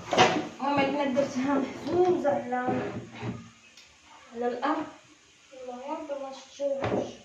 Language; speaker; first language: Arabic; native; Arabic